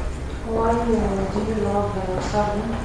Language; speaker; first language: English; non-native, learner; Arabic